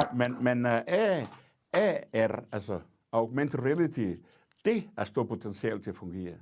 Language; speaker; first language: Danish; non-native, fluent; Portuguese